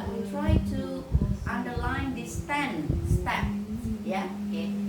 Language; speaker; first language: English; non-native, fluent; Indonesian